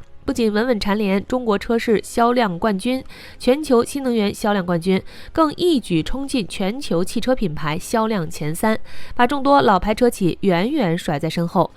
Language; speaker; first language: Chinese; native; Chinese